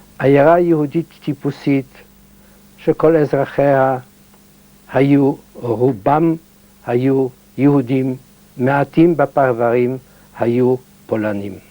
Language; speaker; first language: Hebrew; early bilingual, heritage; Hebrew